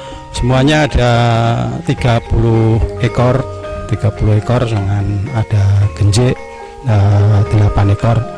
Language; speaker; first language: Indonesian; non-native, local second language; Javanese